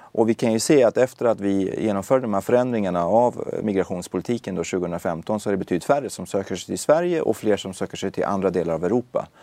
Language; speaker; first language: Swedish; early bilingual, other home language; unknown